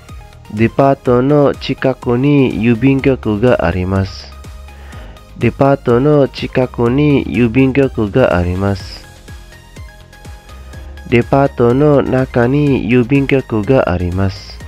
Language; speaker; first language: Japanese; non-native, fluent; Indonesian